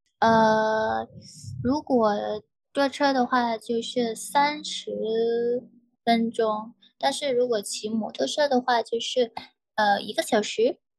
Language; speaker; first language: Chinese; non-native, learner; Thai